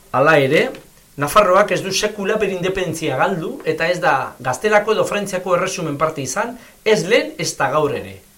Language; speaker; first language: Basque; native; Basque